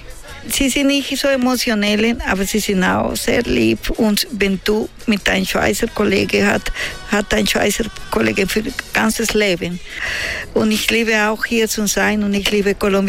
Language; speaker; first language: German; non-native, learner; Spanish